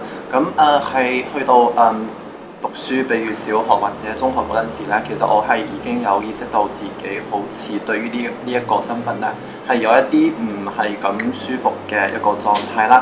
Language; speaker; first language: Cantonese; native; Cantonese